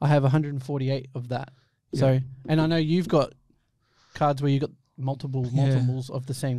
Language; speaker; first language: English; native; English